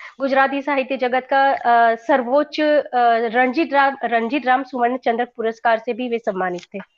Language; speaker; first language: Hindi; non-native, local second language; Gujarati